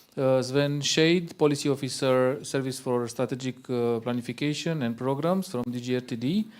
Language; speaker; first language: English; non-native, fluent; Romanian